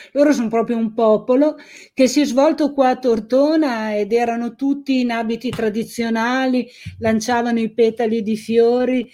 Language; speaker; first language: Italian; native; Italian